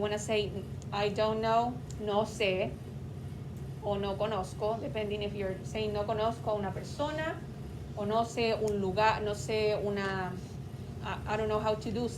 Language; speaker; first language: Spanish; non-native, fluent; English